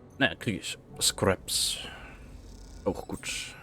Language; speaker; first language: German; native; German